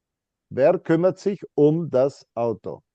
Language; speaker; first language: German; non-native, fluent; English